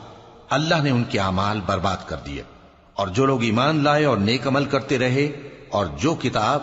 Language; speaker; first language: Urdu; native; Urdu